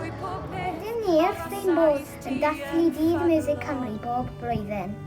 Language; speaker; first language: Welsh; non-native, local second language; English